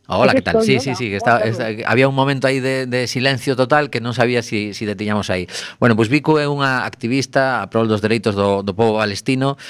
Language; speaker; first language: Galician; native; Galician